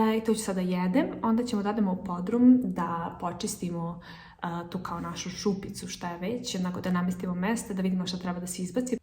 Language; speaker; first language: Serbian; early bilingual, heritage; Serbian